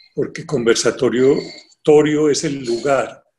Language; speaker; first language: Spanish; native; Spanish